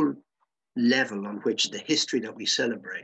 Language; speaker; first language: English; native; English